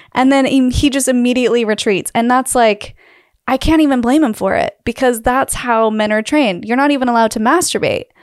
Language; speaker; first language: English; native; English